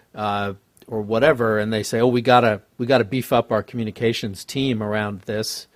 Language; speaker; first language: English; native; English